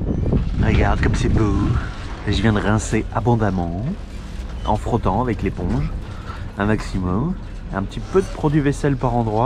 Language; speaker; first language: French; native; French